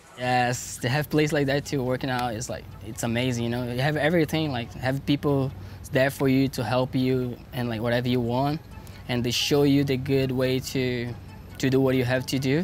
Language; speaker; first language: English; non-native, learner; Portuguese